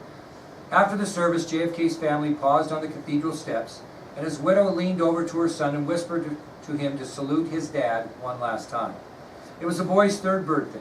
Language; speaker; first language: English; native; English